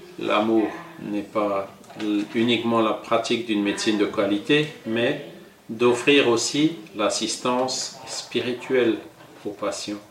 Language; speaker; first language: French; non-native, fluent; Portuguese